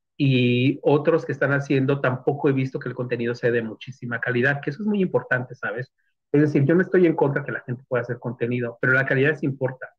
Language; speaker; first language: Spanish; native; Spanish